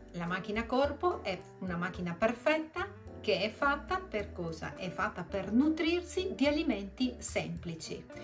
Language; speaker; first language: Italian; early bilingual, other home language; Spanish